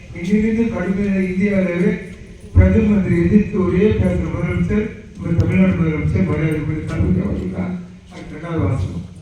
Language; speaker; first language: Tamil; non-native, local second language; Telugu